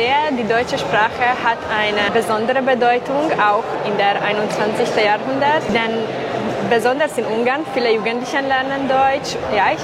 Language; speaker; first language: German; non-native, fluent; Hungarian